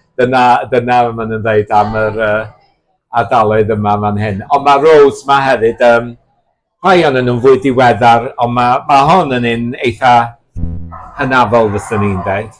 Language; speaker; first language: Welsh; native; Welsh